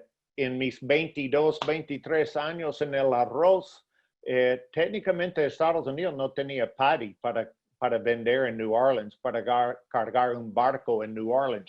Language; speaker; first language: Spanish; non-native, fluent; English